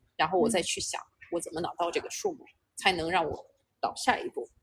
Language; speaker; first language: Chinese; non-native, fluent; Romanian